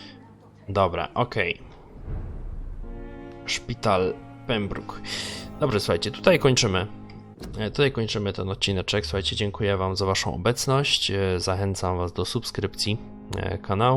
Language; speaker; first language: Polish; native; Polish